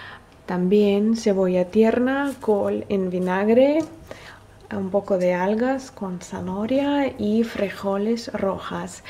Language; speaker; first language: Spanish; non-native, fluent; Russian